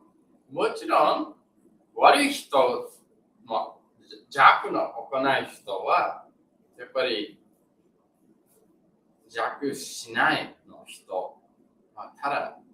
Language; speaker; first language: Japanese; non-native, learner; English